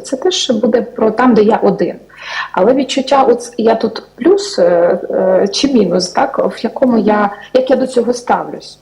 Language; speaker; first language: Ukrainian; native; Ukrainian